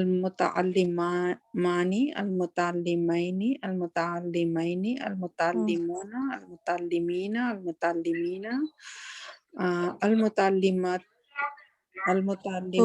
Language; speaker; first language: Arabic; non-native, learner; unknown